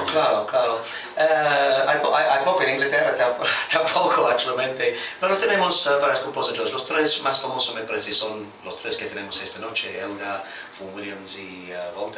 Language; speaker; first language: Spanish; non-native, fluent; English